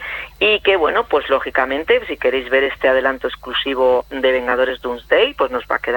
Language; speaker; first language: Spanish; native; Spanish